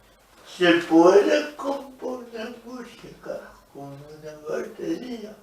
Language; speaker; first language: Spanish; non-native, local second language; Basque